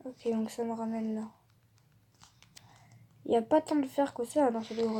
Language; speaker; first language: French; native; French